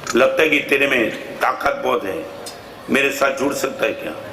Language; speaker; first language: Hindi; non-native, local second language; Gujarati